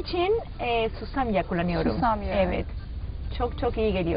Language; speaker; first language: Turkish; non-native, learner; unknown